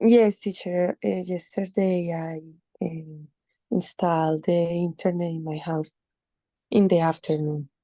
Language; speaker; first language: English; non-native, learner; Spanish